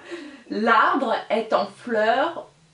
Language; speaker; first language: French; native; French